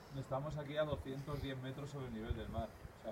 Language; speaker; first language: Spanish; native; Spanish